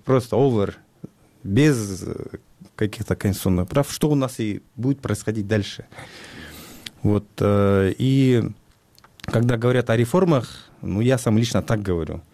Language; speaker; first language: Russian; non-native, local second language; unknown